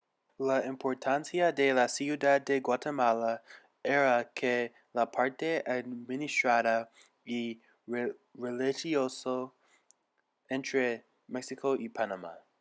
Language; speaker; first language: Spanish; non-native, learner; English